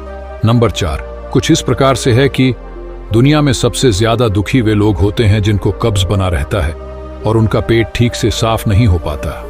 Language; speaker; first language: Hindi; native; Hindi